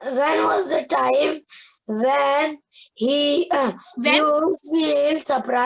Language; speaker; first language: English; non-native, learner; Hindi